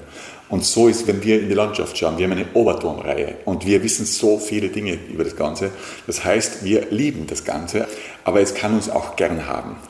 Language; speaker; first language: German; native; German